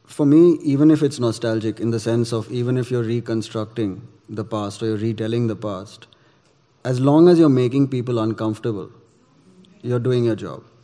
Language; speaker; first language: English; non-native, local second language; Gujarati